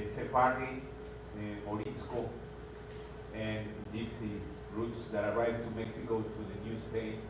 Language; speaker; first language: English; non-native, fluent; Spanish